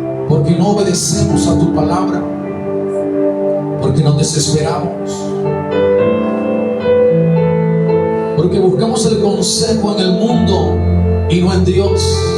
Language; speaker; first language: Spanish; native; Spanish